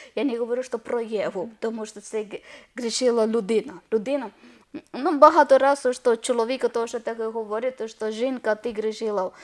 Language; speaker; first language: Ukrainian; non-native, learner; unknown